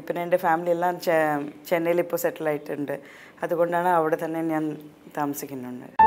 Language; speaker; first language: Malayalam; non-native, local second language; Tamil